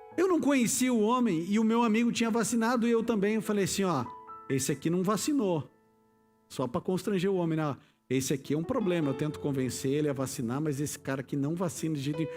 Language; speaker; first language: Portuguese; native; Portuguese